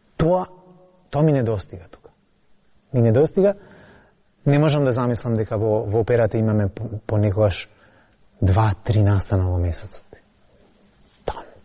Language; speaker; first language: Macedonian; native; Macedonian